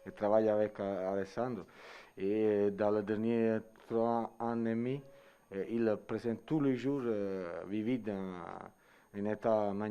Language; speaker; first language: French; non-native, learner; Italian